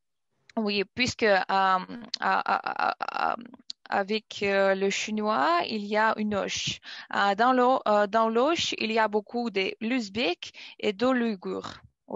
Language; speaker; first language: French; non-native, learner; Russian